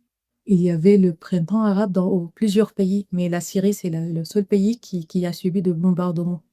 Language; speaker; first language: French; non-native, learner; Arabic